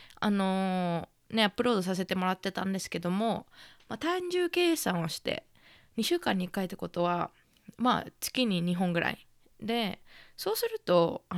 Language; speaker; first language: Japanese; native; Japanese